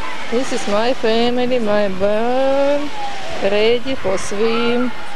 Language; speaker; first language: English; non-native, learner; Russian